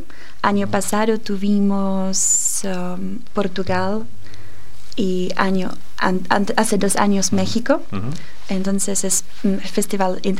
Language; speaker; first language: Spanish; non-native, fluent; Czech